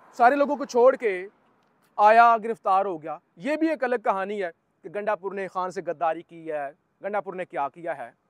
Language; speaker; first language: Urdu; native; Urdu